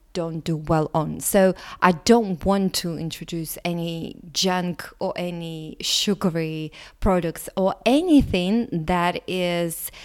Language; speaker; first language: English; non-native, fluent; Latvian